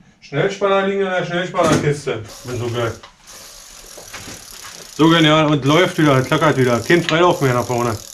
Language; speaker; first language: German; native; German